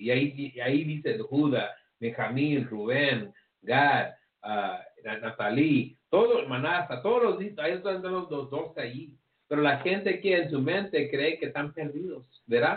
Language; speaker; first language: Spanish; early bilingual, heritage; English